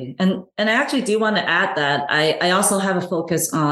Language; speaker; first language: English; non-native, local second language; Cantonese